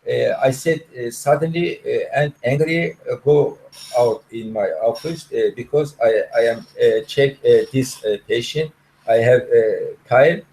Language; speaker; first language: English; non-native, learner; Turkish